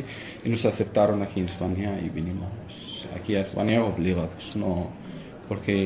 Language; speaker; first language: Spanish; non-native, fluent; Arabic